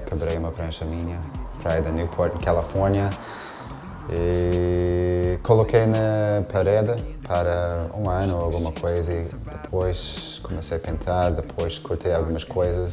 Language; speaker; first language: Portuguese; non-native, fluent; English